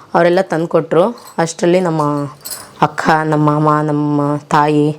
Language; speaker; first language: Kannada; native; Kannada